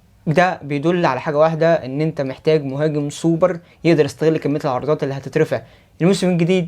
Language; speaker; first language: Arabic; native; Arabic